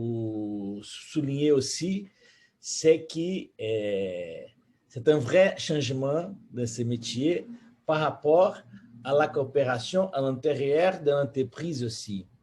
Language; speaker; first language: French; non-native, fluent; Portuguese